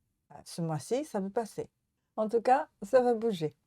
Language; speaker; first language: French; non-native, learner; Japanese